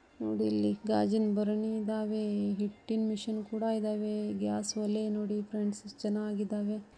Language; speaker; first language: Kannada; non-native, local second language; Urdu